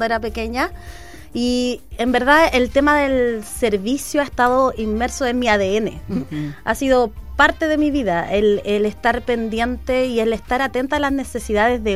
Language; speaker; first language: Spanish; native; Spanish